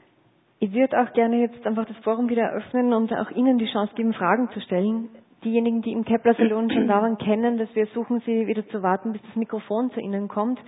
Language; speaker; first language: German; native; German